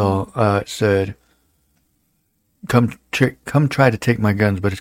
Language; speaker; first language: English; native; English